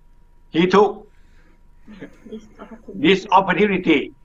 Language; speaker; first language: English; non-native, learner; Thai